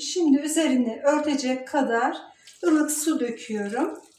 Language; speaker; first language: Turkish; native; Turkish